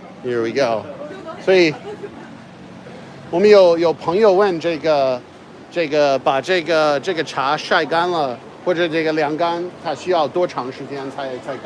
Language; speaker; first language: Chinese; non-native, fluent; English